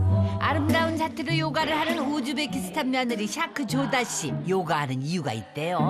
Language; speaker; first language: Korean; native; Korean